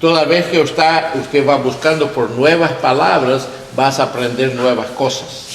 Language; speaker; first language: Spanish; non-native, learner; English